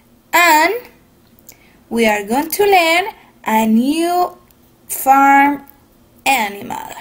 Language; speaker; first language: English; non-native, fluent; Spanish